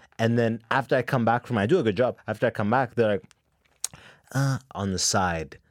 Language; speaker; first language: English; early bilingual, other home language; Arabic